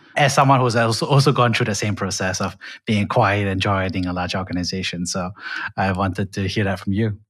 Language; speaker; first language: English; native; English